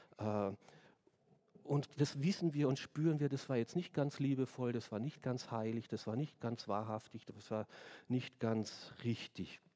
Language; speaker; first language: German; native; German